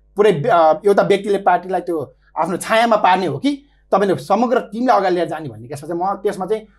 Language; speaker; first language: Nepali; native; Nepali